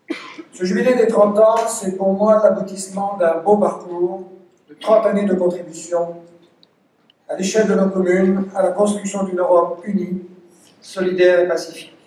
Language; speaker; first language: French; native; French